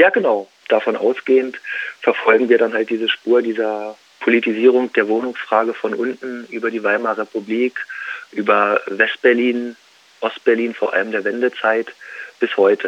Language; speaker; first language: German; native; German